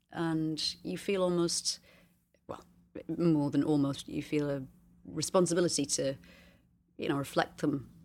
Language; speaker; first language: English; native; English